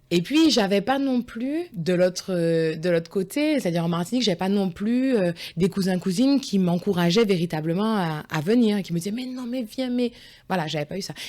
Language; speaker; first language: French; early bilingual, other home language; Guadeloupean Creole French